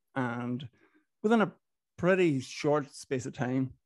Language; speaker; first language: English; native; English